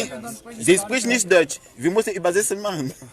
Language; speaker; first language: German; non-native, learner; French